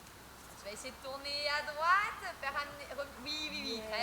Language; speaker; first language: French; native; French